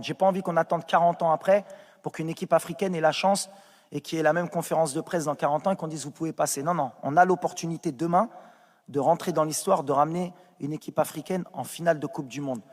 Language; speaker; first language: French; early bilingual, other home language; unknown